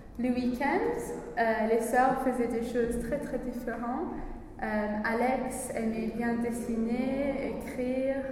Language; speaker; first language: French; non-native, learner; English